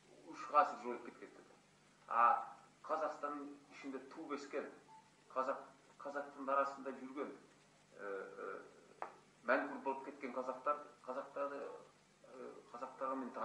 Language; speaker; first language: Kazakh; non-native, fluent; Hungarian